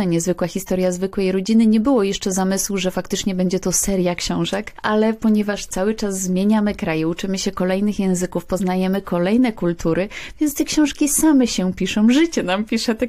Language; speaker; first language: Polish; native; Polish